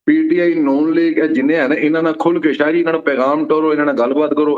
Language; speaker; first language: Urdu; non-native, local second language; Punjabi